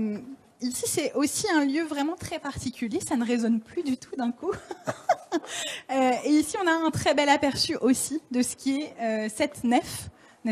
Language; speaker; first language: French; native; French